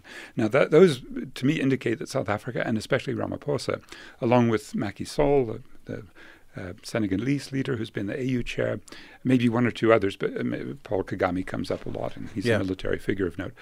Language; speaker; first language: English; native; English